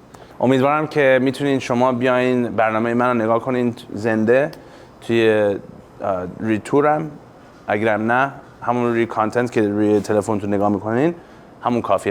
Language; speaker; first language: Persian; early bilingual, heritage; English